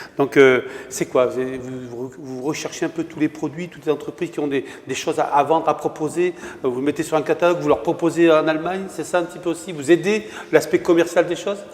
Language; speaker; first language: French; native; French